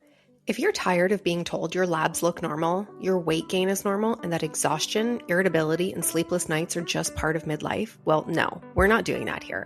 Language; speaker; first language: English; native; English